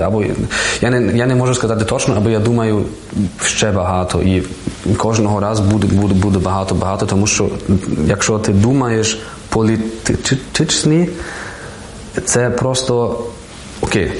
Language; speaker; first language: Ukrainian; non-native, learner; German